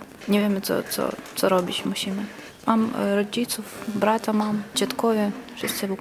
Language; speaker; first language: Polish; non-native, learner; Ukrainian